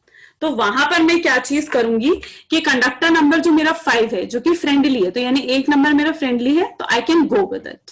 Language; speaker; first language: Hindi; native; Hindi